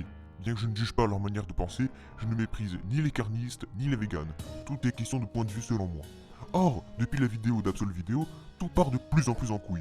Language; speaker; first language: French; native; French